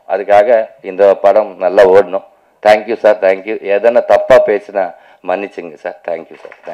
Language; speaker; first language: Tamil; non-native, local second language; Telugu